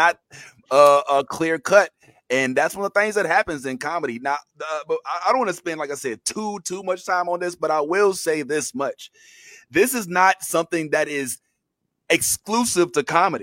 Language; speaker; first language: English; native; English